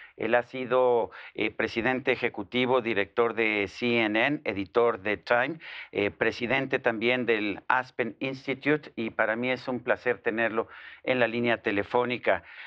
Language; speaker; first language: Spanish; native; Spanish